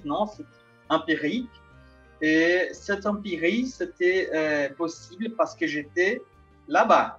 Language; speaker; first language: French; non-native, fluent; Portuguese